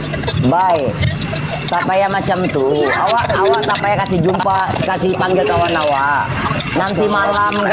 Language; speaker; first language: Malay; native; Malay